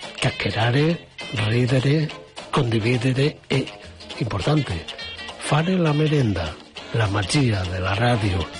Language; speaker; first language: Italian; non-native, learner; Catalan